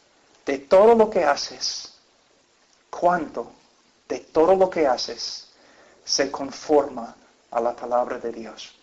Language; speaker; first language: Spanish; non-native, fluent; English